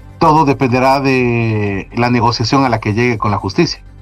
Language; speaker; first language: Spanish; native; Spanish